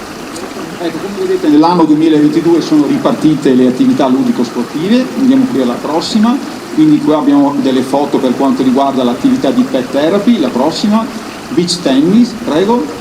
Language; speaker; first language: Italian; native; Italian